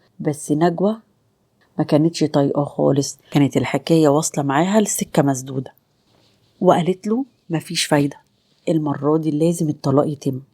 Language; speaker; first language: Arabic; native; Arabic